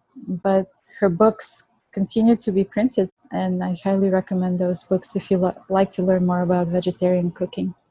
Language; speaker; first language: English; non-native, fluent; Bulgarian